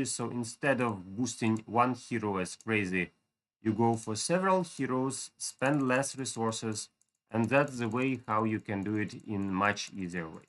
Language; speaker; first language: English; non-native, fluent; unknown